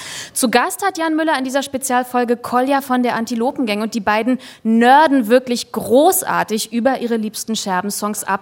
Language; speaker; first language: German; native; German